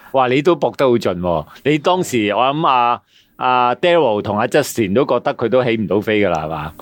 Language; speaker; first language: Cantonese; native; Cantonese